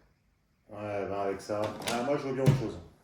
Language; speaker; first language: French; native; French